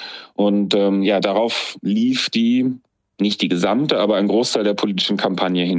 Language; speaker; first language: German; native; German